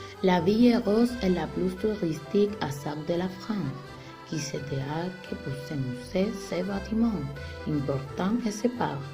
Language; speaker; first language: French; non-native, learner; Spanish